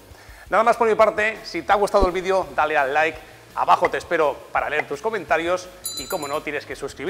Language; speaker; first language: Spanish; native; Spanish